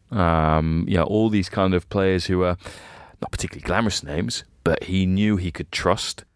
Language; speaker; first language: English; native; English